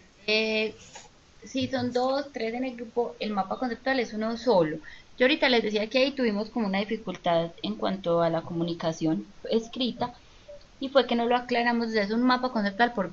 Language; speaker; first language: Spanish; native; Spanish